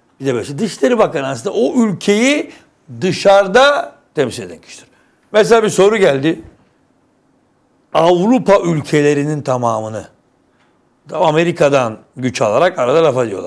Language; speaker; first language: Turkish; native; Turkish